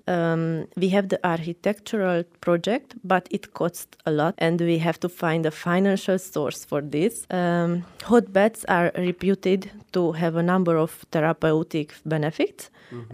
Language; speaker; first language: English; non-native, learner; Romanian